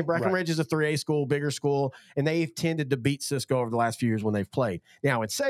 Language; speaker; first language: English; native; English